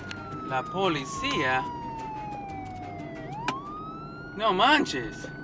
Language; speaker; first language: Spanish; non-native, learner; English